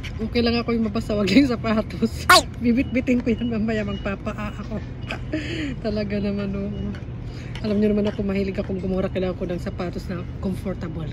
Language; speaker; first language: Filipino; native; Filipino